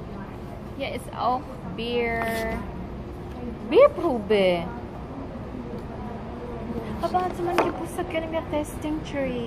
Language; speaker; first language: German; non-native, learner; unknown